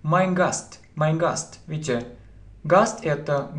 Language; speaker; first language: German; non-native, fluent; Russian